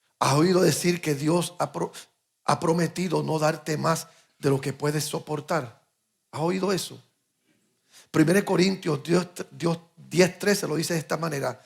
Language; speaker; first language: Spanish; early bilingual, heritage; English